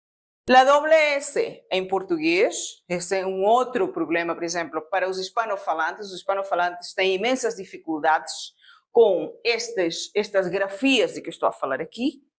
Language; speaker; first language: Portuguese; non-native, fluent; Spanish